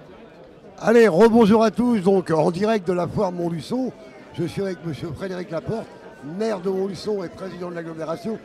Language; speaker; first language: French; native; French